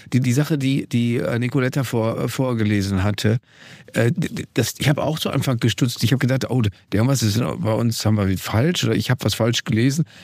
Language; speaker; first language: German; native; German